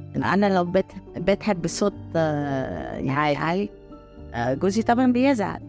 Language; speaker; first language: Arabic; non-native, fluent; Italian